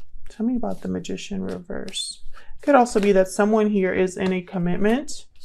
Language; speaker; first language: English; native; English